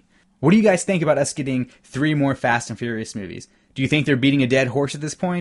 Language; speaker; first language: English; native; English